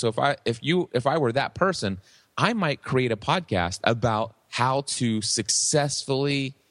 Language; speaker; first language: English; native; English